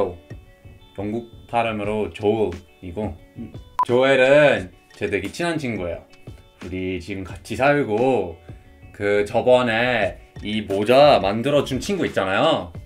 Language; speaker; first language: Korean; non-native, fluent; English